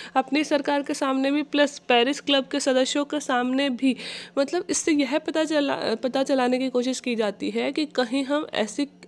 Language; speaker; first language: Hindi; native; Hindi